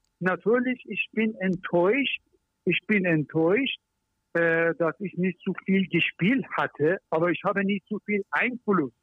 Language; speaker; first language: German; non-native, learner; Persian